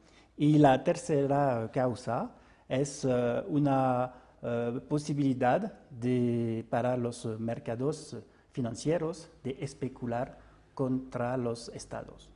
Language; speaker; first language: Spanish; non-native, fluent; French